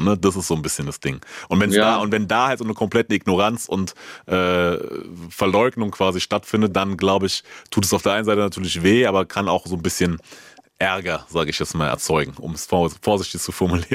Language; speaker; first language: German; native; German